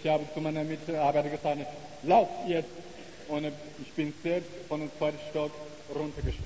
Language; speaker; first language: German; non-native, learner; Chinese